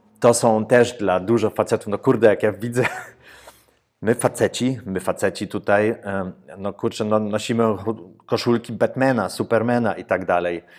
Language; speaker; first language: Polish; early bilingual, heritage; Polish